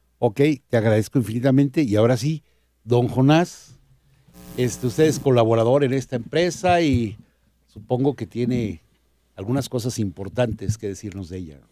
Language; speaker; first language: Spanish; native; Spanish